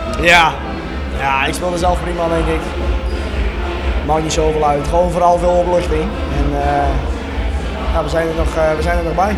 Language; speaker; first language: Dutch; native; Dutch